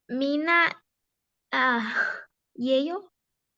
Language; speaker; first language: Korean; non-native, learner; Spanish